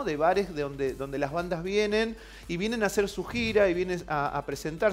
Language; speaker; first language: Spanish; native; Spanish